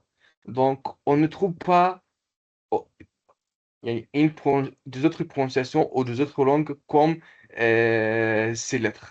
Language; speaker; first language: French; non-native, local second language; Comorian